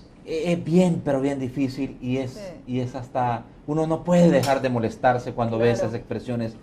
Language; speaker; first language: Spanish; native; Spanish